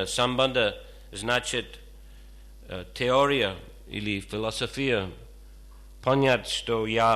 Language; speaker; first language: Russian; non-native, fluent; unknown